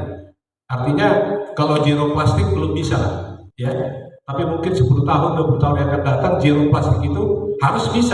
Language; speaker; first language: Indonesian; native; Indonesian